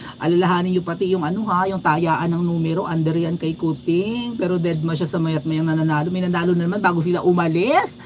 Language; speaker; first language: Filipino; native; Filipino